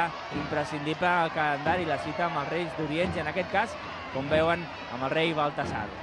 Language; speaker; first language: Catalan; native; Catalan